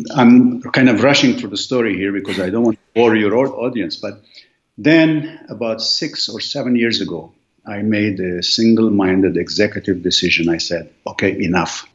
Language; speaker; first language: English; non-native, fluent; Arabic